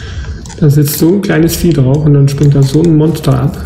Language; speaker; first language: German; native; German